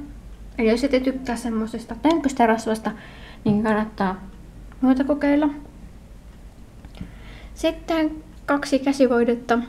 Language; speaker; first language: Finnish; native; Finnish